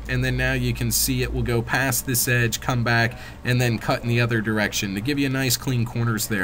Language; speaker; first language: English; native; English